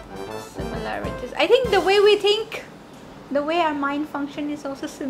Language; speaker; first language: English; non-native, local second language; Manipuri